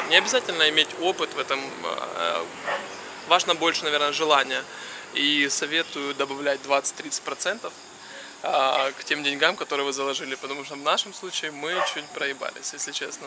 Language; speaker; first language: Russian; native; Russian